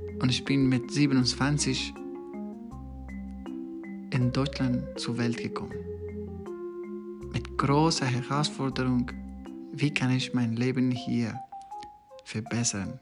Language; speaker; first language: German; non-native, learner; Persian